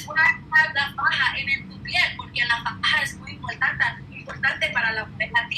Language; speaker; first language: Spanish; early bilingual, heritage; Spanish